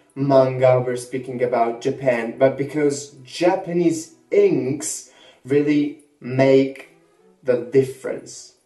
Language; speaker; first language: English; non-native, fluent; Italian